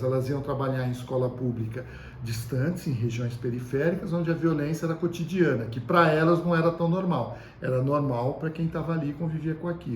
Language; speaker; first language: Portuguese; native; Portuguese